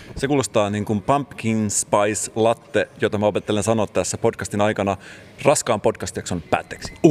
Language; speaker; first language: Finnish; native; Finnish